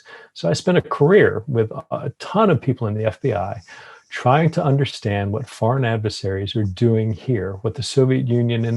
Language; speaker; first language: English; native; English